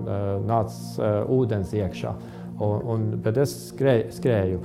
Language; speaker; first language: Latvian; non-native, fluent; Estonian